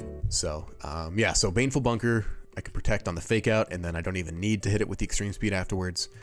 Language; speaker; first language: English; native; English